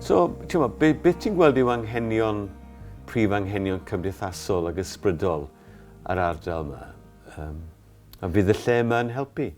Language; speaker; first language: Welsh; native; Welsh